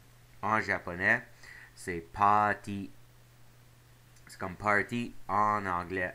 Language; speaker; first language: French; non-native, local second language; English